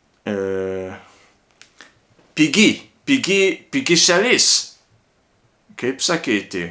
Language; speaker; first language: Lithuanian; non-native, learner; Japanese